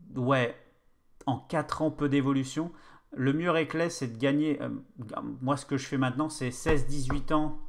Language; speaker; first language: French; native; French